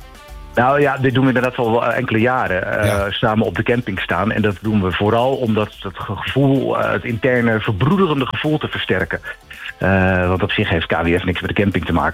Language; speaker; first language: Dutch; native; Dutch